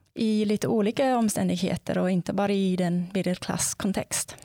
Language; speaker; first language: Swedish; non-native, fluent; English